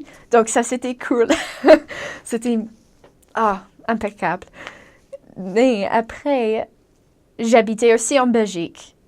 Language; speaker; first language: French; non-native, fluent; English